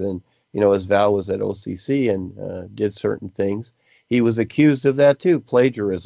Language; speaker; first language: English; native; English